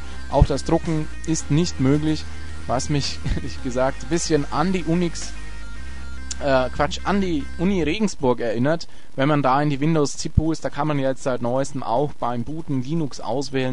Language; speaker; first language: German; native; German